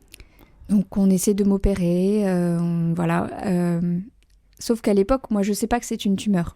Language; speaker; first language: French; native; French